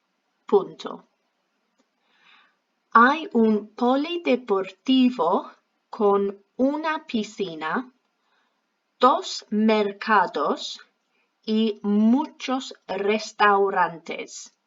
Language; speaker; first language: Spanish; non-native, fluent; English